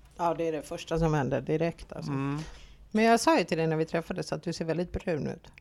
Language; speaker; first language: Swedish; early bilingual, other home language; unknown